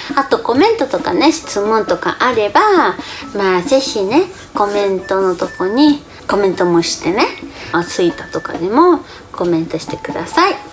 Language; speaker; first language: Japanese; non-native, fluent; Spanish